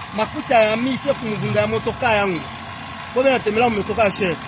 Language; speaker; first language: Swahili; native; Swahili